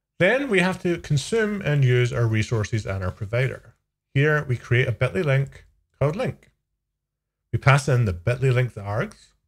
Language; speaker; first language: English; native; English